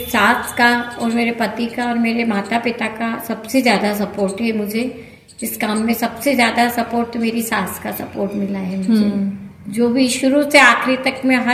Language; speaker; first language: Hindi; native; Hindi